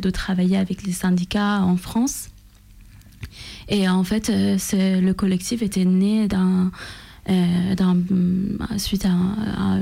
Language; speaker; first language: French; non-native, fluent; Persian